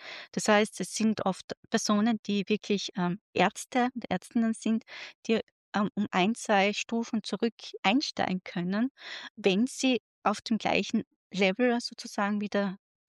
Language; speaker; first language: German; native; German